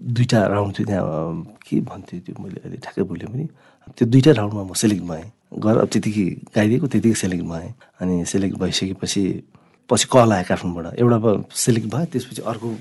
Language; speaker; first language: Nepali; non-native, local second language; Sherpa